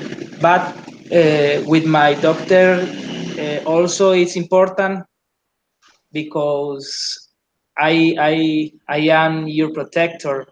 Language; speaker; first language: English; non-native, learner; Spanish